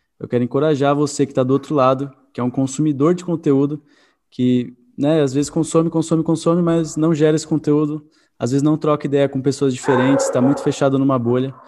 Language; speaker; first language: Portuguese; native; Portuguese